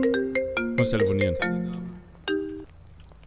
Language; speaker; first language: German; native; German